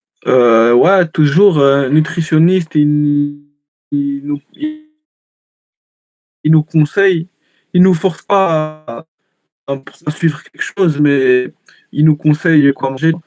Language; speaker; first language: French; early bilingual, heritage; Arabic